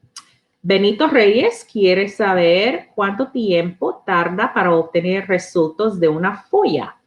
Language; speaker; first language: Spanish; non-native, learner; English